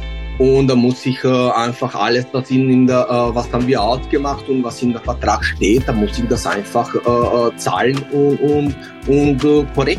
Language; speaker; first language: German; non-native, learner; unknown